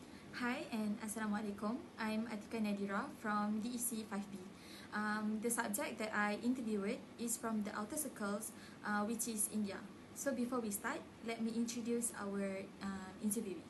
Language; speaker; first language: English; non-native, local second language; Malay